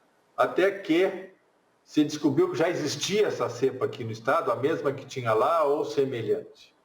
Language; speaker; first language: Portuguese; native; Portuguese